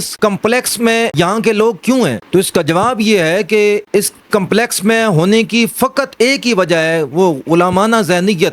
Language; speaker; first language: Urdu; non-native, local second language; Punjabi